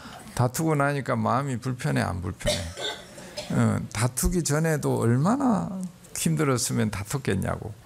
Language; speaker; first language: Korean; native; Korean